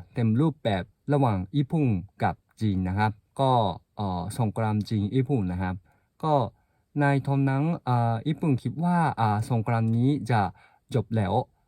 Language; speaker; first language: Thai; non-native, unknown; Japanese